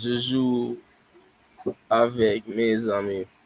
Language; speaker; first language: French; non-native, learner; English